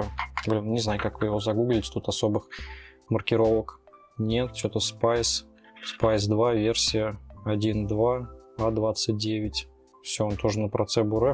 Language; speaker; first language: Russian; native; Russian